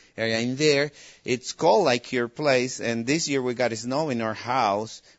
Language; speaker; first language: English; non-native, fluent; Spanish